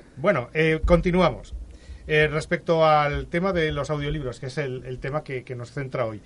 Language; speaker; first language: Spanish; native; Spanish